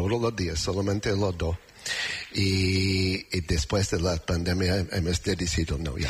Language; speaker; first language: Spanish; non-native, learner; English